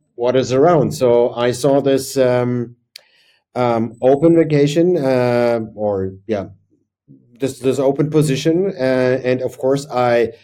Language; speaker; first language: English; non-native, fluent; German